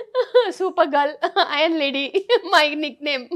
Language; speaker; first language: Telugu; non-native, fluent; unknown